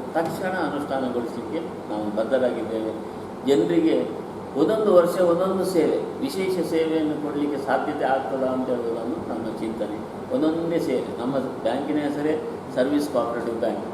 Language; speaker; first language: Kannada; native; Kannada